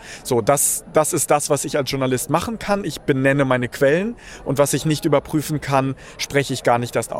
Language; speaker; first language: German; early bilingual, other home language; Russian